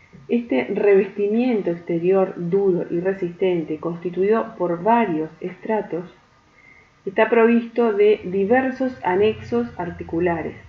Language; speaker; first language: Spanish; native; Spanish